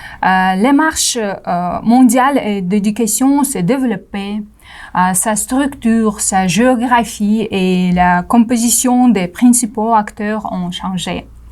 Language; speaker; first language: French; non-native, fluent; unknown